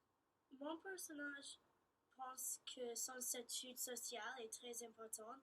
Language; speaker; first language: French; non-native, learner; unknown